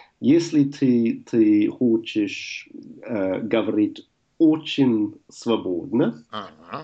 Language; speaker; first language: Russian; non-native, learner; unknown